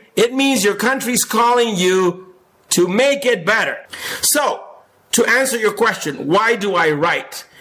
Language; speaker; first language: English; non-native, fluent; Spanish